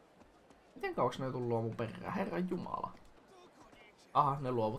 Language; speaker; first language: Finnish; native; Finnish